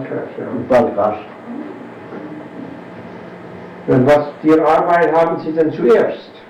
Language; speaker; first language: German; non-native, fluent; English